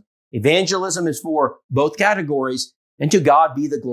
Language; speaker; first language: English; native; English